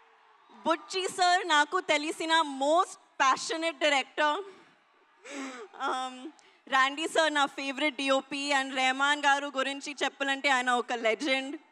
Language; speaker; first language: Telugu; non-native, learner; Hindi